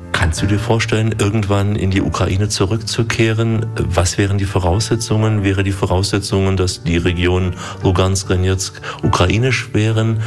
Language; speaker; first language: German; native; German